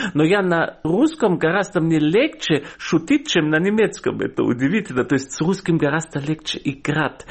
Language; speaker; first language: Russian; non-native, fluent; German